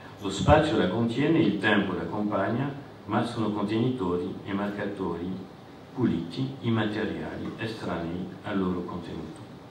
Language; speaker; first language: Italian; non-native, fluent; French